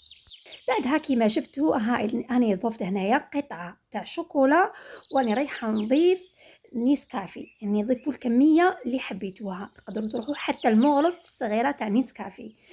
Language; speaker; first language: Arabic; native; Arabic